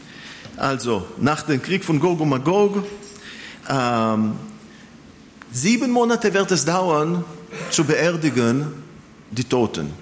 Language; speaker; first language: German; non-native, fluent; Hebrew